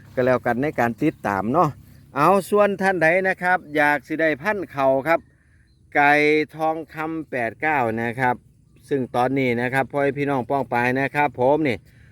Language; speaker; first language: Thai; native; Thai